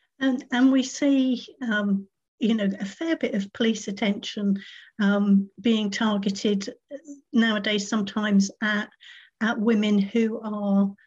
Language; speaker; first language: English; native; English